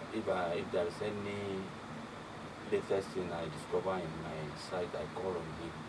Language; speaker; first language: English; non-native, local second language; Yoruba